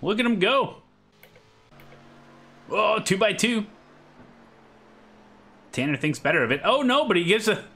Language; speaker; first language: English; native; English